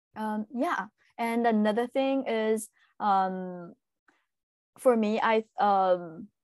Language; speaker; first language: English; non-native, fluent; Chinese